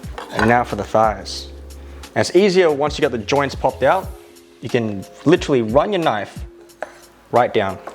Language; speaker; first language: English; native; English